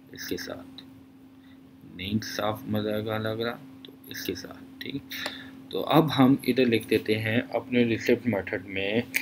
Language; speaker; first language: Urdu; native; Urdu